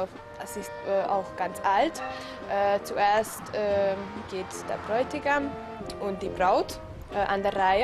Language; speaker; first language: German; non-native, local second language; Hungarian